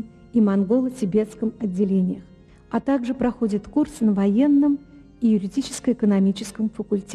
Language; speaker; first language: Russian; native; Russian